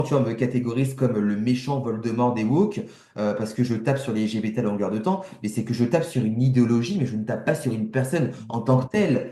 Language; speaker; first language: French; native; French